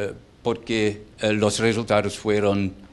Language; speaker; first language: Spanish; non-native, fluent; Dutch